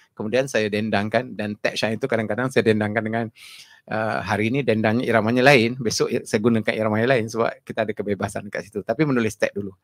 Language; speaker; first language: Malay; native; Malay